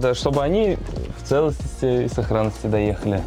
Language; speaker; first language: Russian; native; Russian